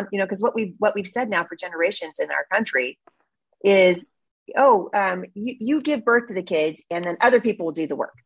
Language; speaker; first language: English; native; English